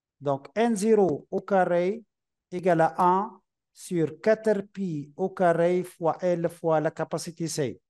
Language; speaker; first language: French; non-native, local second language; Arabic